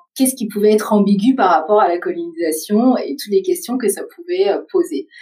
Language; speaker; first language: French; early bilingual, other home language; Vietnamese